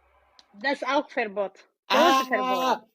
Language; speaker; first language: German; non-native, learner; Oromo